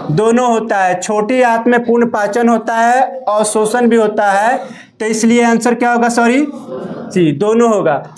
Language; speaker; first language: Hindi; native; Hindi